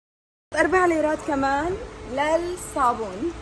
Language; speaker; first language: Arabic; native; Arabic